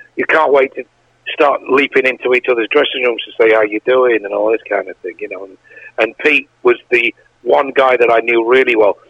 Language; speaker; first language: English; native; English